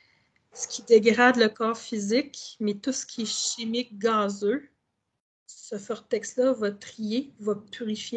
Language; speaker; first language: French; native; French